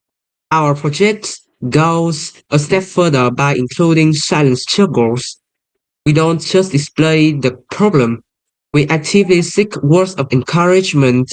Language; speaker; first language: English; non-native, learner; Vietnamese